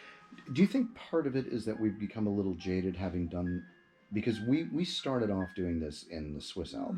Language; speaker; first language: English; native; English